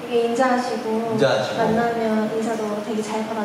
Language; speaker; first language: Korean; native; Korean